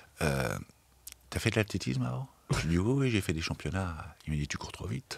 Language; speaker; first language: French; native; French